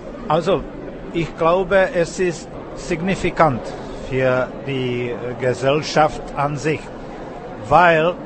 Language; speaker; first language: German; non-native, fluent; Czech